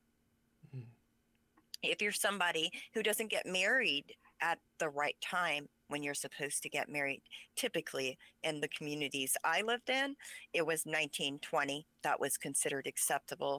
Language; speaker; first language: English; early bilingual, other home language; Pennsylvania German